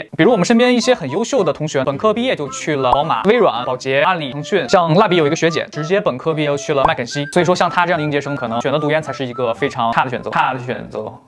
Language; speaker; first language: Chinese; native; Chinese